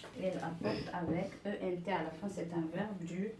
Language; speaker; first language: French; non-native, local second language; Arabic